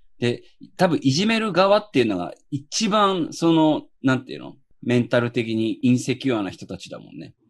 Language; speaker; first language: Japanese; native; Japanese